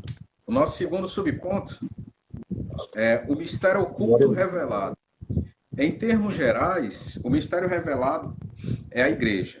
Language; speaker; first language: Portuguese; native; Portuguese